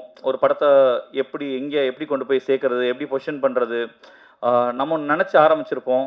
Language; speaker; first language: Tamil; native; Tamil